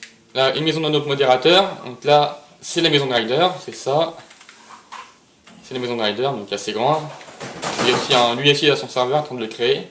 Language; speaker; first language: French; native; French